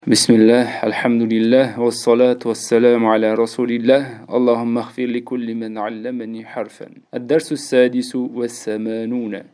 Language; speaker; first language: Arabic; non-native, fluent; Uzbek